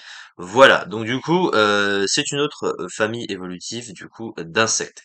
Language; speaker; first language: French; native; French